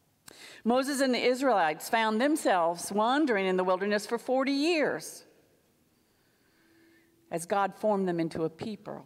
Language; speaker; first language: English; native; English